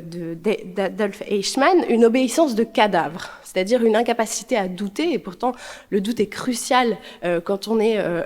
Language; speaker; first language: French; native; French